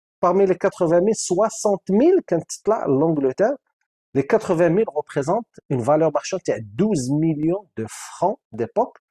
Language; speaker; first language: French; non-native, local second language; Arabic